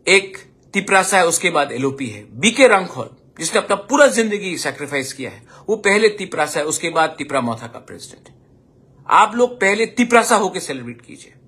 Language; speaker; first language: Hindi; non-native, local second language; Kok Borok